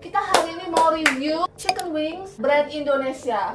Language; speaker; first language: Indonesian; early bilingual, other home language; Korean